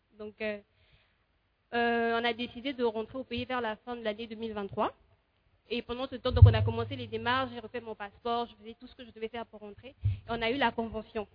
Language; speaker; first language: French; non-native, fluent; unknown